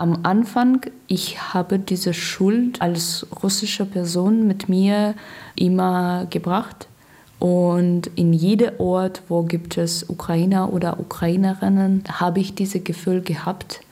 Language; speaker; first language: German; non-native, learner; Russian